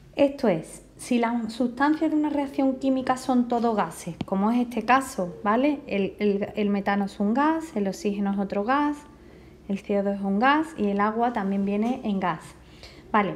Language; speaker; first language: Spanish; native; Spanish